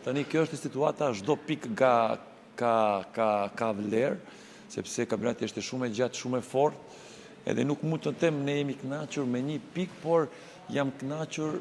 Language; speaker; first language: Albanian; non-native, learner; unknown